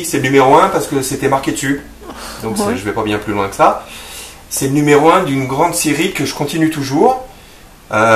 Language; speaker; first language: French; native; French